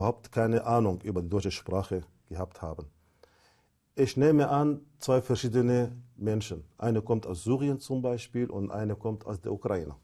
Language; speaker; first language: German; non-native, fluent; Arabic